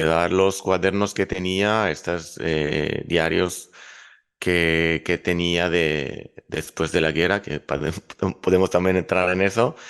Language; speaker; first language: Spanish; non-native, fluent; Hebrew